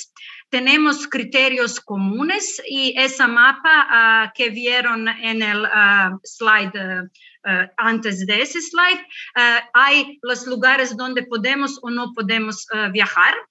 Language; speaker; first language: Spanish; non-native, learner; Croatian